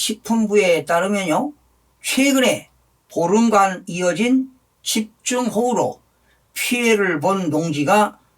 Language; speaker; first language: Korean; native; Korean